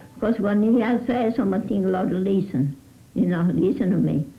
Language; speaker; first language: English; non-native, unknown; Italian